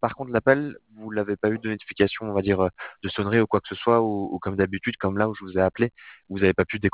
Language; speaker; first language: French; native; French